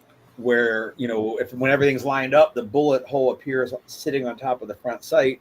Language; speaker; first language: English; native; English